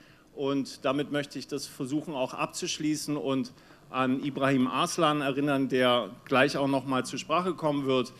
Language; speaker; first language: German; native; German